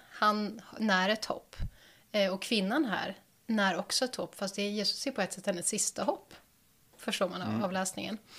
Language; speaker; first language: Swedish; native; Swedish